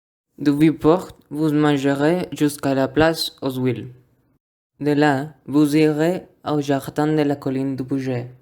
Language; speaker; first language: French; non-native, learner; Spanish